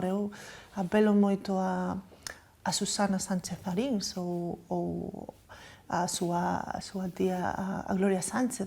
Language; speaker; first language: Galician; native; Galician